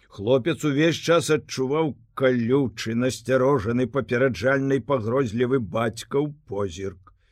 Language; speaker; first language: Belarusian; native; Belarusian